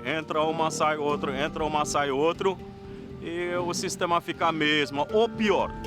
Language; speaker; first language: Portuguese; non-native, fluent; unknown